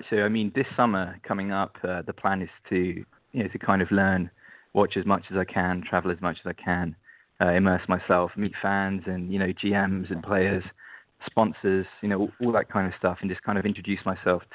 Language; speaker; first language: English; native; English